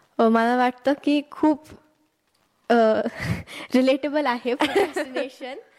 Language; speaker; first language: Marathi; early bilingual, heritage; Marathi